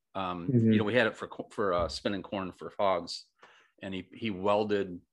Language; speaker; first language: English; native; English